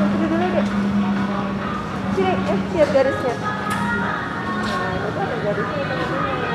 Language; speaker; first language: Indonesian; native; Indonesian